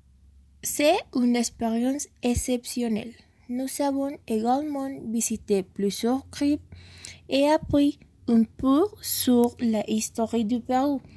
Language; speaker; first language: French; non-native, learner; Spanish